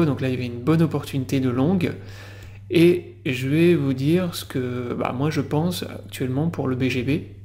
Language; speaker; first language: French; native; French